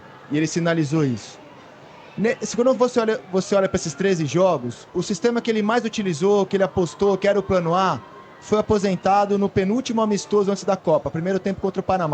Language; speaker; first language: Portuguese; native; Portuguese